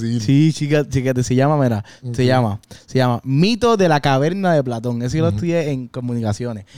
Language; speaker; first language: Spanish; native; Spanish